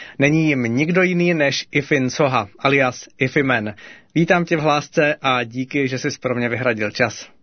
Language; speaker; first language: Czech; native; Czech